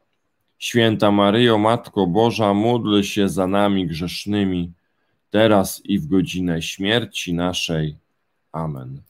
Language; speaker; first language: Polish; native; Polish